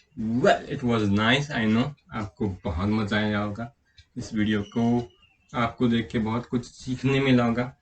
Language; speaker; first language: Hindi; non-native, local second language; Marathi